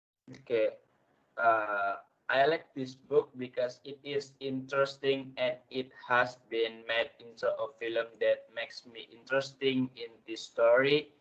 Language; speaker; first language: English; non-native, learner; Indonesian